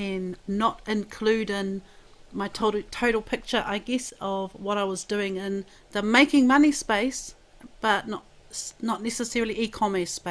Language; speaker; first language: English; native; English